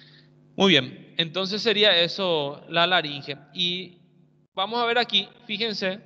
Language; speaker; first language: Spanish; native; Spanish